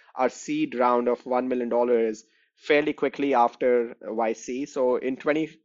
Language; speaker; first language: English; non-native, local second language; Hindi